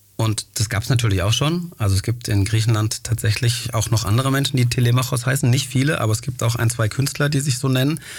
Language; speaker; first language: German; early bilingual, other home language; Greek